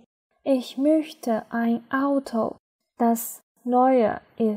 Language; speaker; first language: German; non-native, learner; Chinese